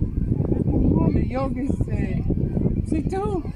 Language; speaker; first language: French; non-native, learner; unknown